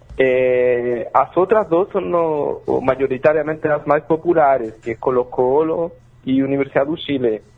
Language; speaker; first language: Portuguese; non-native, fluent; Spanish